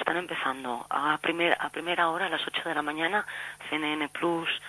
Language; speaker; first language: Spanish; native; Spanish